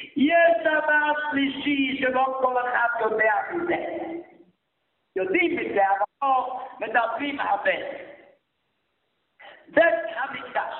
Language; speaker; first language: Hebrew; non-native, fluent; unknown